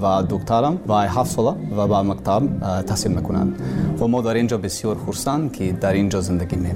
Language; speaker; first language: Persian; non-native, learner; English